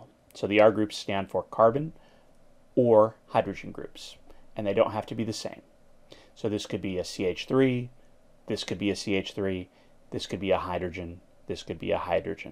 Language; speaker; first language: English; native; English